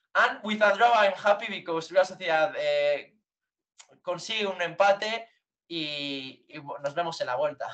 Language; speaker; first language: English; non-native, learner; Spanish